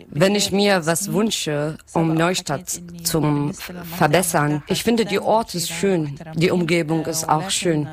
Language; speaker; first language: German; non-native, learner; Arabic